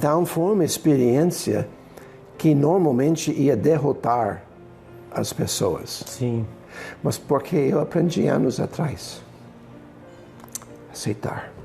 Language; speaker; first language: Portuguese; non-native, fluent; English